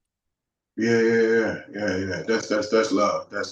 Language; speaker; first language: English; native; English